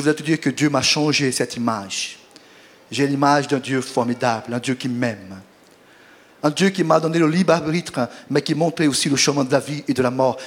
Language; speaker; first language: French; non-native, fluent; Portuguese